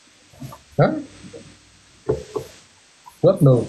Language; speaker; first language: English; non-native, learner; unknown